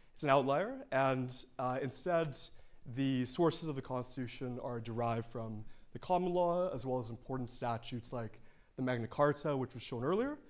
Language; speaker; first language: English; native; English